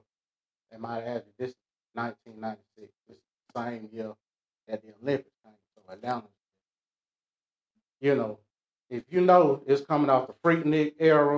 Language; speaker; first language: English; native; English